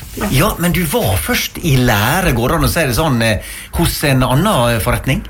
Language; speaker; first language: Norwegian; native; Norwegian